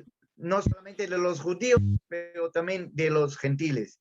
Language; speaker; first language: Spanish; non-native, learner; Portuguese